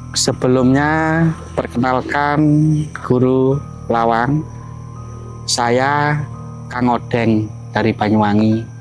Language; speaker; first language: Indonesian; non-native, local second language; Javanese